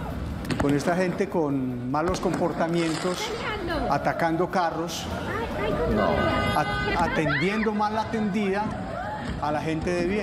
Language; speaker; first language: Spanish; native; Spanish